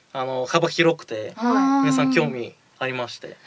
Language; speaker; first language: Japanese; non-native, fluent; Bulgarian